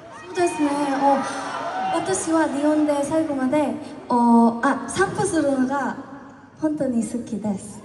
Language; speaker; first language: Japanese; non-native, learner; Korean